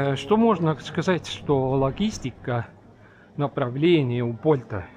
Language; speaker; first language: Russian; non-native, local second language; Estonian